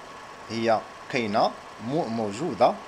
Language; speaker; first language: Arabic; native; Arabic